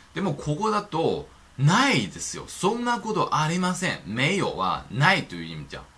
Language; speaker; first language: Japanese; non-native, fluent; Chinese